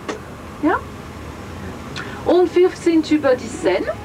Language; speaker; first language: German; non-native, fluent; French